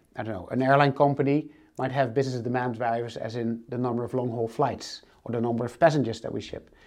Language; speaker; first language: English; non-native, fluent; Dutch